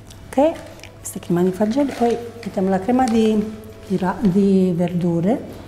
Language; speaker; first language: Italian; non-native, fluent; Romanian